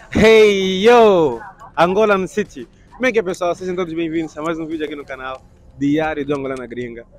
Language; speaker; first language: Portuguese; native; Portuguese